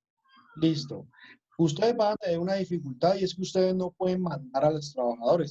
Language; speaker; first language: Spanish; native; Spanish